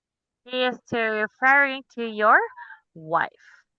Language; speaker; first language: English; non-native, local second language; Cebuano